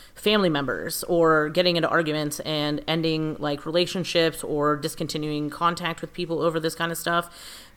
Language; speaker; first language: English; native; English